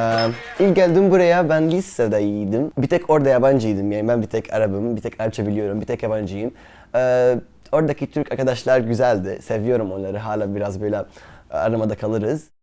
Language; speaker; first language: Turkish; non-native, fluent; Arabic